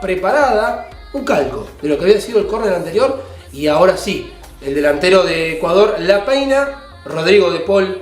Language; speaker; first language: Spanish; native; Spanish